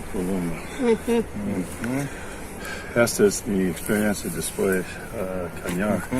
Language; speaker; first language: Spanish; non-native, learner; English